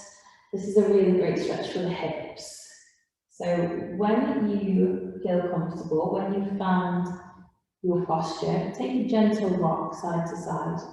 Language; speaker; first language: English; native; English